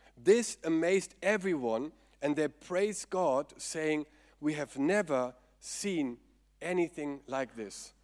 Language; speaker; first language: English; non-native, fluent; German